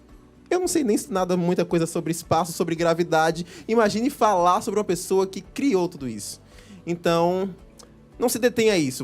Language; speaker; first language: Portuguese; native; Portuguese